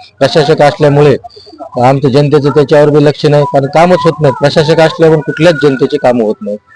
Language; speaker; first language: Marathi; native; Marathi